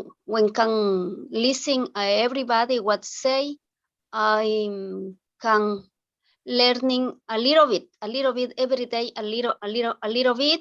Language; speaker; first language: English; non-native, learner; Spanish